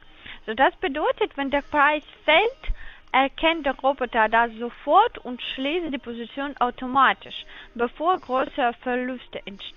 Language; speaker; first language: German; non-native, learner; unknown